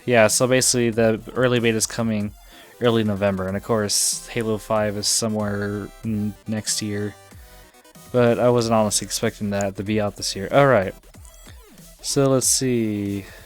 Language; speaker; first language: English; native; English